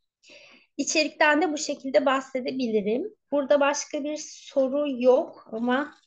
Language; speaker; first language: Turkish; native; Turkish